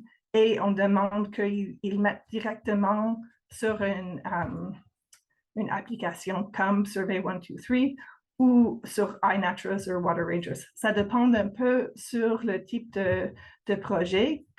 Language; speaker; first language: French; non-native, fluent; English